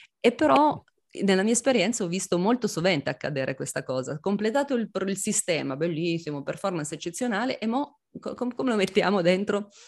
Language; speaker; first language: Italian; native; Italian